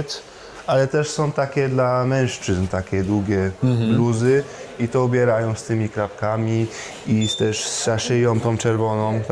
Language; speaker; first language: Polish; early bilingual, heritage; Polish